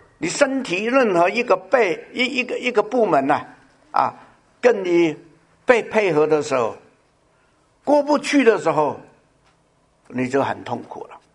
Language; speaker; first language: Chinese; non-native, local second language; Cantonese